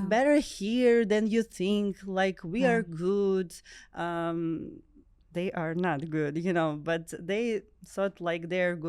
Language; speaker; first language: English; non-native, learner; Ukrainian